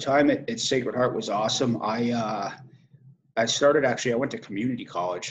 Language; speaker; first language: English; native; English